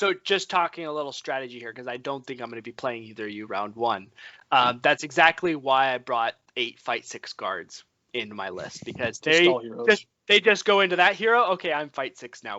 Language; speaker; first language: English; native; English